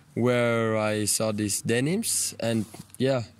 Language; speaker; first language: English; non-native, fluent; Italian